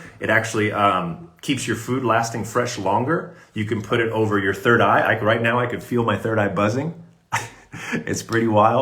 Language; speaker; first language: English; native; English